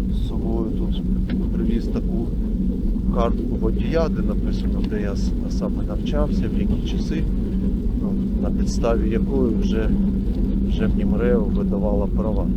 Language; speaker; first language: Ukrainian; non-native, local second language; Russian